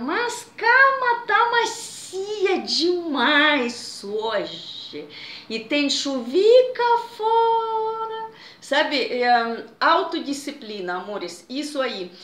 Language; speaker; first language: Portuguese; non-native, fluent; Russian